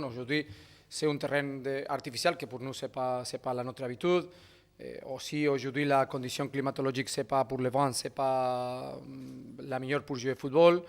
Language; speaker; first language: French; non-native, fluent; Spanish